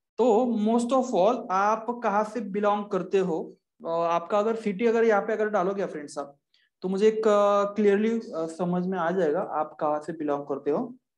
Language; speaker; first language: Hindi; non-native, local second language; Marathi